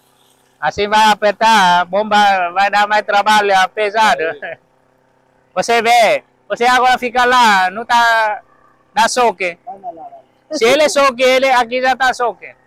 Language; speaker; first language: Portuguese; non-native, learner; Vietnamese